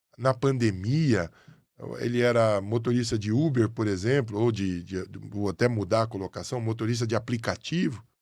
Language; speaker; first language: Portuguese; native; Portuguese